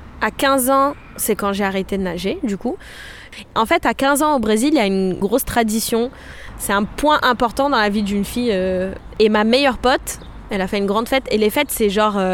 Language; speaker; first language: French; non-native, fluent; Portuguese